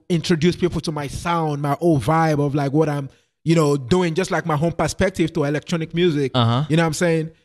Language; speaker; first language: English; non-native, local second language; Yoruba